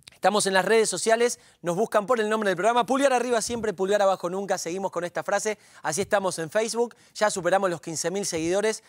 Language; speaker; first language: Spanish; native; Spanish